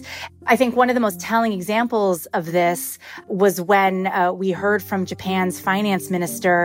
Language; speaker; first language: English; native; English